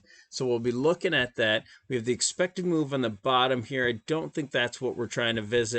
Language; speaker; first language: English; native; English